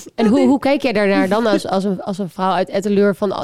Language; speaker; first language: Dutch; native; Dutch